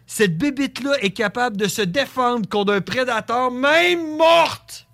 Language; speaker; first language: French; native; French